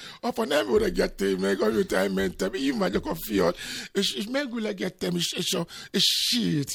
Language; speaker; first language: Hungarian; non-native, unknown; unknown